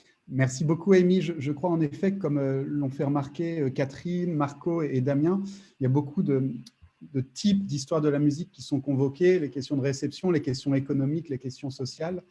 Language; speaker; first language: French; native; French